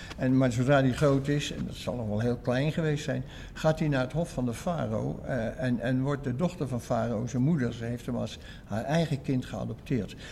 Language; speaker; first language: Dutch; native; Dutch